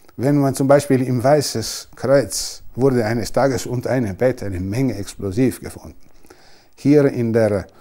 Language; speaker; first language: German; non-native, local second language; Italian